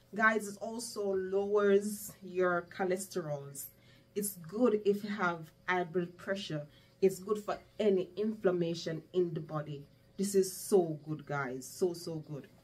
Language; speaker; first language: English; non-native, local second language; Jamaican Creole English